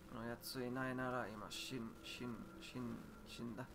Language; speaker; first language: Japanese; non-native, learner; English